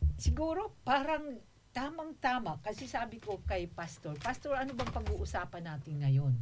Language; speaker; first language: Filipino; non-native, local second language; Waray